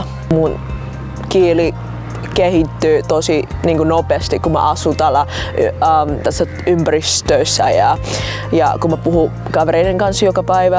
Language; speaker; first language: Finnish; non-native, fluent; Vietnamese